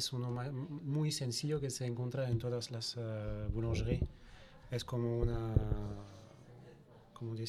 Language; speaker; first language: Spanish; non-native, fluent; French